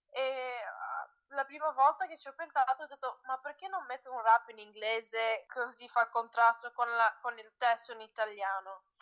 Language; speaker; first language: Italian; early bilingual, heritage; English